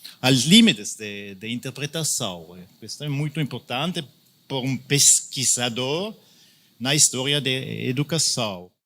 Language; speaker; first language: Portuguese; non-native, fluent; Italian